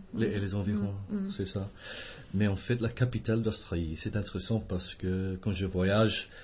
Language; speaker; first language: French; non-native, fluent; English